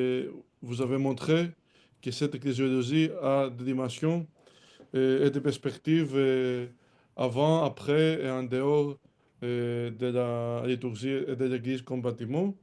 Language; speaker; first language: French; non-native, fluent; Greek